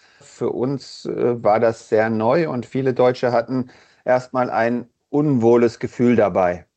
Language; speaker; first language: German; native; German